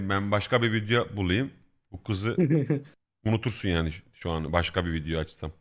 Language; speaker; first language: Turkish; native; Turkish